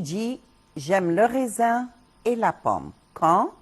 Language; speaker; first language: French; non-native, fluent; Arabic